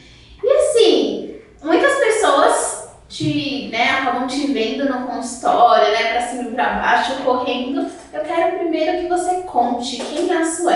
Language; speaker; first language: Portuguese; native; Portuguese